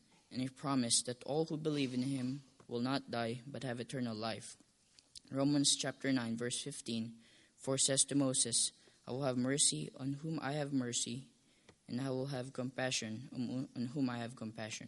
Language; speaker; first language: English; non-native, local second language; Filipino